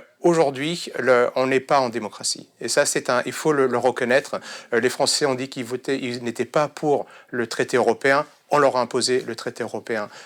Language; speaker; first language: French; early bilingual, other home language; Serbian